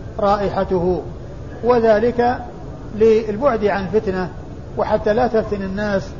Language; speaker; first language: Arabic; native; Arabic